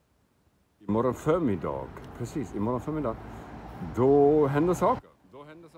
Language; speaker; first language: Swedish; non-native, fluent; German